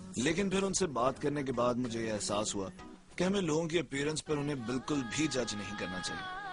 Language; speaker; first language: Urdu; native; Urdu